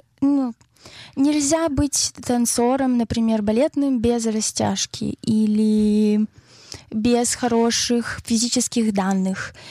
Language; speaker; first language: Russian; native; Russian